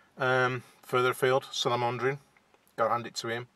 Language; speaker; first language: English; native; English